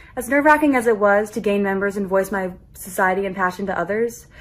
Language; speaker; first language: English; native; English